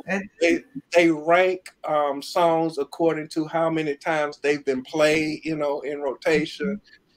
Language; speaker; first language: English; native; English